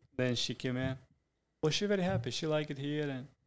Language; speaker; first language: English; non-native, fluent; Italian